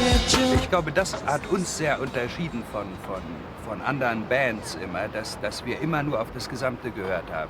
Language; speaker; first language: German; native; German